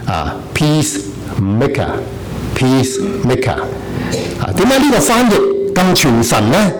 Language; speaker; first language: Chinese; non-native, local second language; Cantonese